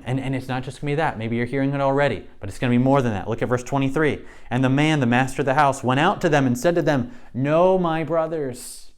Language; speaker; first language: English; native; English